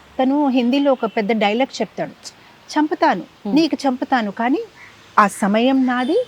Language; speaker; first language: Telugu; non-native, fluent; Gujarati